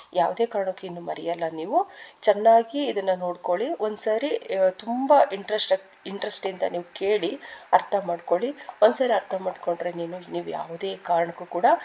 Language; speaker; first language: Kannada; native; Kannada